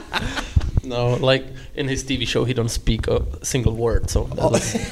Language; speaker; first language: English; non-native, fluent; Czech